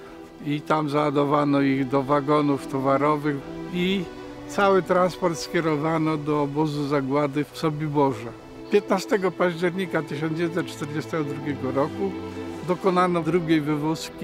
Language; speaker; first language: Polish; native; Polish